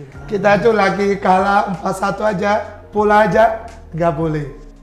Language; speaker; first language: Indonesian; non-native, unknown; English